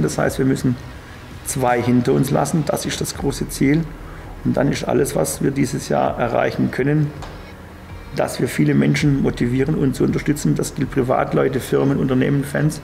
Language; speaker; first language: German; native; German